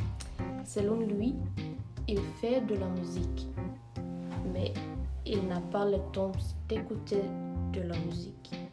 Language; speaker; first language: French; non-native, learner; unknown